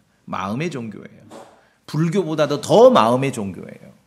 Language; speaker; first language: Korean; native; Korean